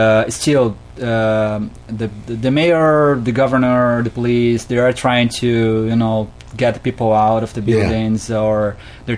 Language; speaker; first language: English; non-native, fluent; Portuguese